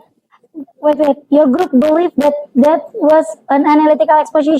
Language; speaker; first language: English; non-native, local second language; Indonesian